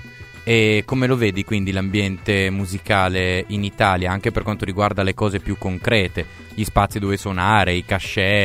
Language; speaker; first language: Italian; native; Italian